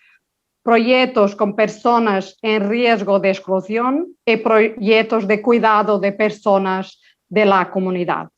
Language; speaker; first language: Spanish; non-native, local second language; Portuguese